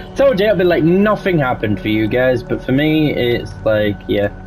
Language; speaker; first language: English; native; English